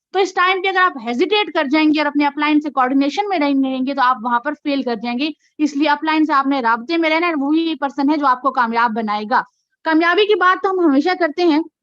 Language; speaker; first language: Urdu; non-native, local second language; Punjabi